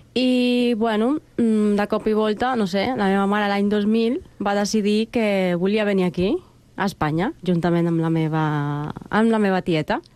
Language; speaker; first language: Catalan; non-native, fluent; Spanish